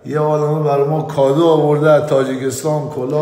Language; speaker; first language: Persian; native; Persian